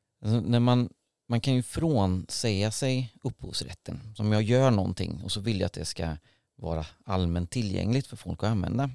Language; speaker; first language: Swedish; native; Swedish